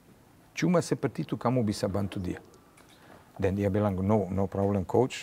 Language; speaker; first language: Indonesian; non-native, fluent; Serbian